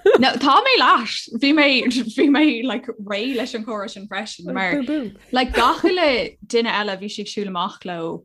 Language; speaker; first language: Irish; non-native, local second language; English